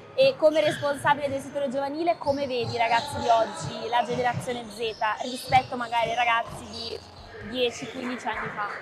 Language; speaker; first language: Italian; native; Italian